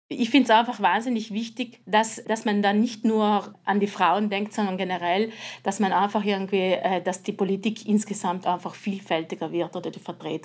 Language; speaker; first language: German; native; German